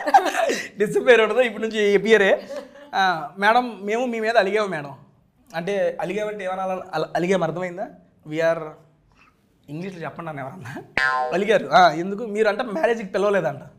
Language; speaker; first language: Telugu; native; Telugu